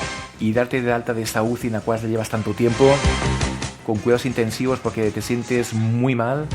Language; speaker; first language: Spanish; native; Spanish